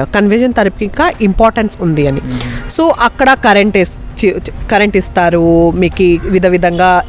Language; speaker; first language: Telugu; non-native, local second language; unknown